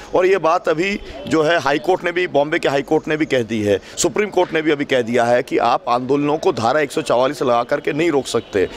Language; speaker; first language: Hindi; native; Hindi